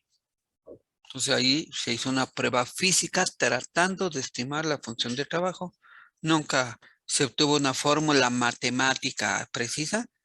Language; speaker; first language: Spanish; native; Spanish